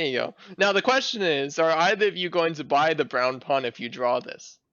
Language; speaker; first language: English; native; English